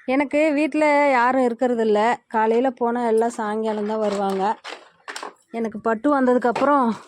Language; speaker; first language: Tamil; non-native, local second language; Telugu